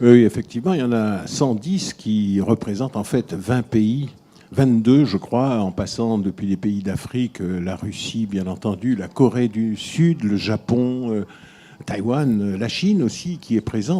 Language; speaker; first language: French; native; French